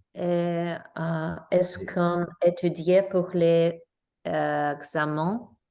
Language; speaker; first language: French; non-native, learner; English